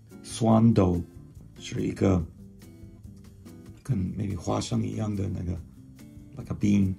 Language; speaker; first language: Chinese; non-native, fluent; English